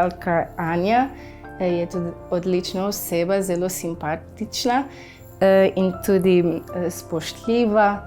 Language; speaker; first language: Slovenian; non-native, learner; Portuguese